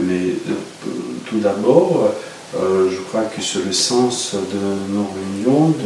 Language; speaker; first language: French; non-native, fluent; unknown